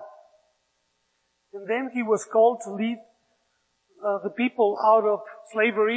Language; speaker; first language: English; non-native, fluent; Spanish